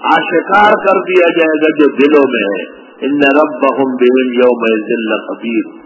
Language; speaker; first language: Urdu; non-native, local second language; Pashto